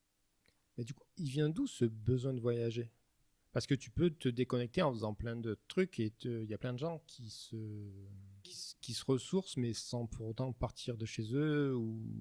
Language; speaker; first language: French; native; French